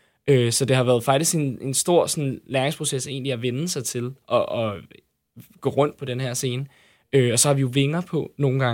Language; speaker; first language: Danish; native; Danish